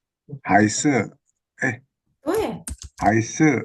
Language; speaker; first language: Chinese; non-native, learner; Indonesian